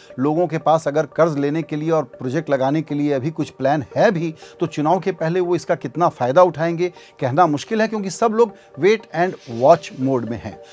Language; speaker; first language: Hindi; native; Hindi